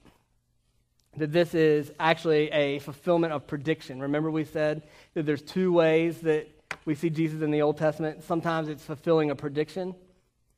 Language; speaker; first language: English; native; English